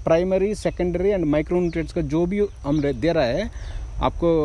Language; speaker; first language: Hindi; non-native, local second language; Telugu